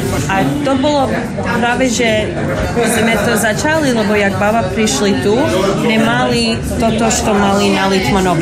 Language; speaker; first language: Slovak; early bilingual, heritage; English